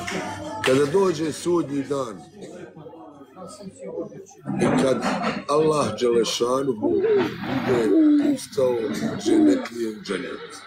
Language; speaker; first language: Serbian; early bilingual, heritage; Bosnian